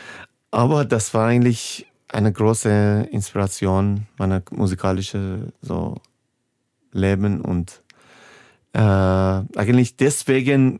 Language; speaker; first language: German; non-native, fluent; Persian